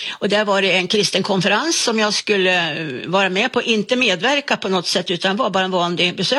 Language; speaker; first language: Swedish; native; Swedish